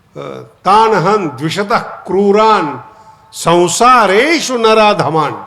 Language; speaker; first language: Hindi; non-native, local second language; Marathi